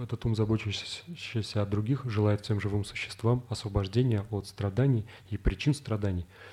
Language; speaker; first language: Russian; native; Russian